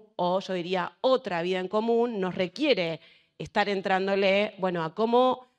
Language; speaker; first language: Spanish; native; Spanish